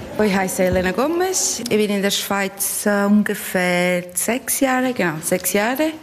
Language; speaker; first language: German; non-native, learner; Portuguese